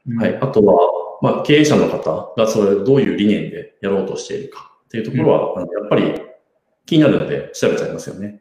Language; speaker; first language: Japanese; native; Japanese